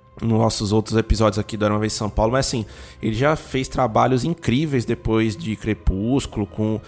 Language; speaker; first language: Portuguese; native; Portuguese